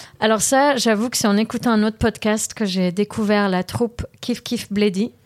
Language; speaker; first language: French; early bilingual, heritage; French